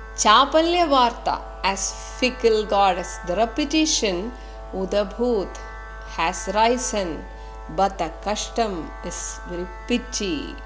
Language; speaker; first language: English; non-native, local second language; Malayalam